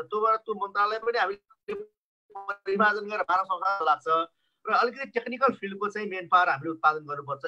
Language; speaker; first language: Nepali; native; Nepali